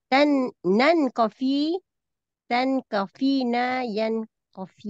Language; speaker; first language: Arabic; non-native, learner; Indonesian